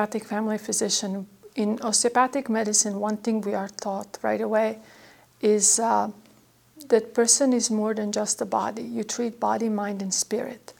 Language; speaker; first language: English; non-native, fluent; Croatian